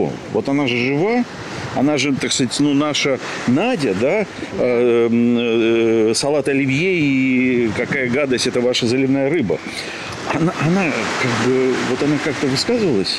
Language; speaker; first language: Russian; native; Russian